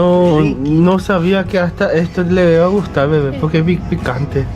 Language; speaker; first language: Spanish; non-native, fluent; Korean